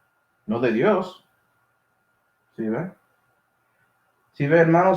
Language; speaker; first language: Spanish; early bilingual, heritage; Spanish